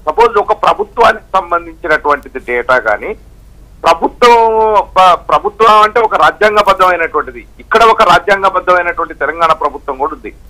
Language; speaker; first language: Telugu; native; Telugu